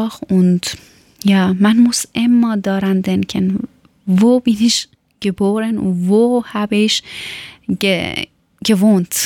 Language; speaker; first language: German; non-native, learner; Persian